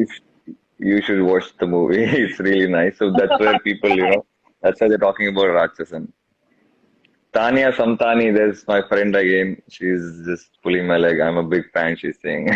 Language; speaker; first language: English; non-native, local second language; Tamil